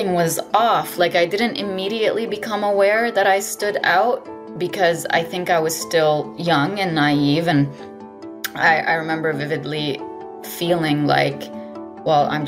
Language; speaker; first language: English; non-native, fluent; Arabic